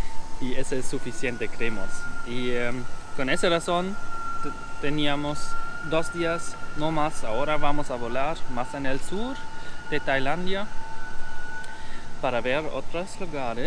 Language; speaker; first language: Spanish; non-native, learner; German